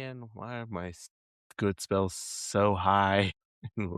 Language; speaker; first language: English; native; English